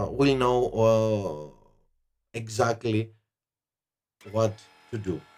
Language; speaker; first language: English; non-native, fluent; Greek